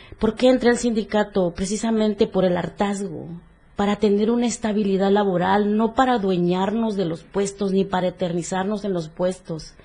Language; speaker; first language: Spanish; native; Spanish